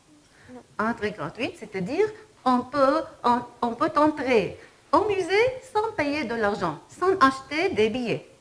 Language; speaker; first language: French; non-native, fluent; Arabic